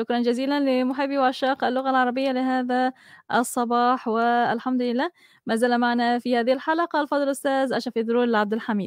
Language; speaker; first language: Arabic; non-native, fluent; Malay